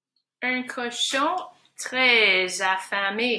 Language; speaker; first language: French; non-native, fluent; English